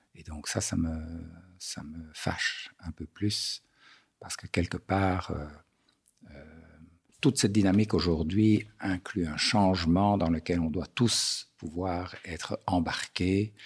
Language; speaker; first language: French; native; French